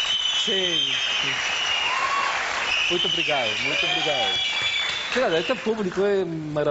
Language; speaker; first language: Portuguese; non-native, fluent; Spanish